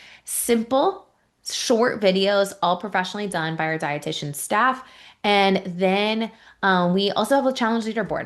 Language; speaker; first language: English; native; English